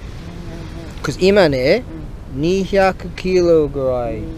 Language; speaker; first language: Japanese; non-native, learner; English